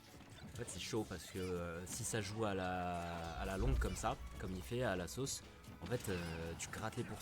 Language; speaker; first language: French; native; French